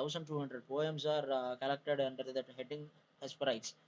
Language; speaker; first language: English; non-native, local second language; Tamil